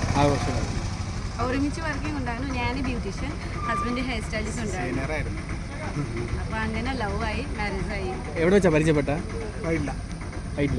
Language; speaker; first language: Malayalam; non-native, learner; Nepali